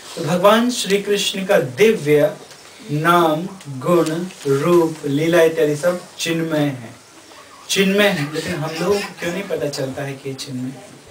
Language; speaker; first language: Hindi; native; Hindi